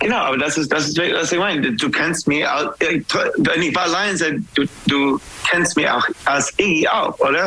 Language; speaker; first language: German; non-native, learner; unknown